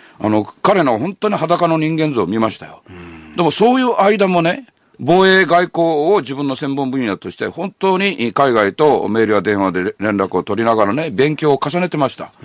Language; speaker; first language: Japanese; native; Japanese